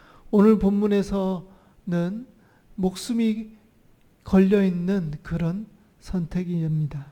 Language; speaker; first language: Korean; native; Korean